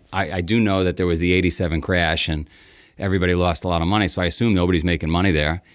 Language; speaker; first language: English; native; English